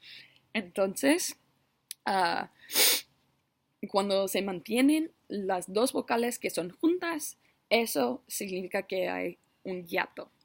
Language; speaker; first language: Spanish; non-native, learner; English